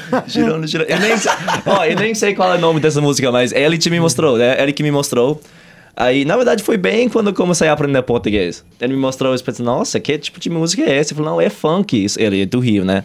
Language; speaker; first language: Portuguese; non-native, fluent; English